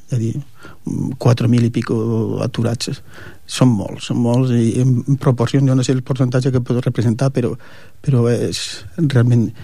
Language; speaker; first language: Catalan; non-native, local second language; Spanish